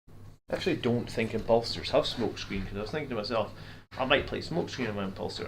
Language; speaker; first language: English; native; English